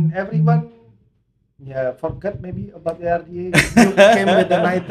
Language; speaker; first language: English; non-native, learner; Indonesian